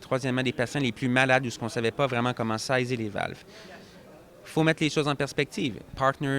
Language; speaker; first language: French; native; French